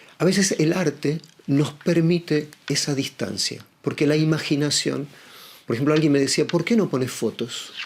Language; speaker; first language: Spanish; native; Spanish